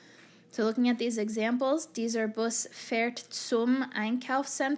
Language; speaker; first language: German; non-native, fluent; English